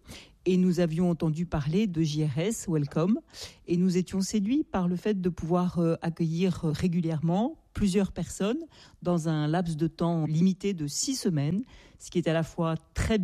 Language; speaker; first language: French; native; French